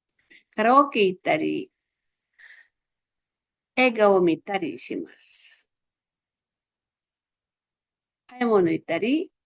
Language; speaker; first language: Japanese; non-native, fluent; Filipino